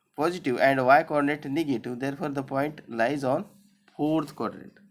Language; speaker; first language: English; non-native, local second language; Marathi